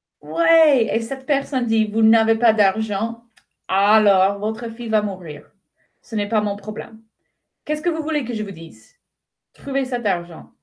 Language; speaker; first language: French; non-native, fluent; English